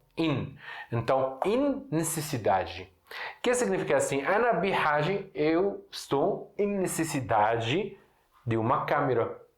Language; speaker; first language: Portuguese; non-native, fluent; Arabic